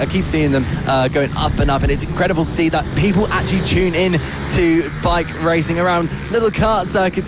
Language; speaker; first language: English; native; English